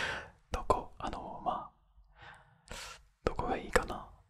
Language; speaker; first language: Japanese; non-native, fluent; French